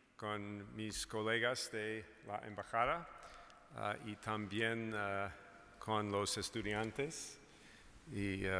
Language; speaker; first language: Spanish; non-native, learner; English